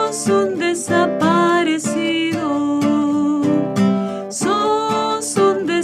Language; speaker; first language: Spanish; native; Spanish